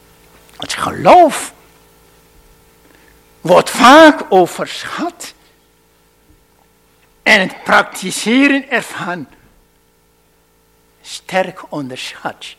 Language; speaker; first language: Dutch; non-native, fluent; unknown